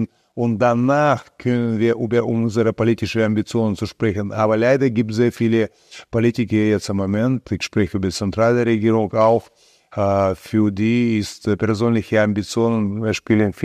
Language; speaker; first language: German; non-native, fluent; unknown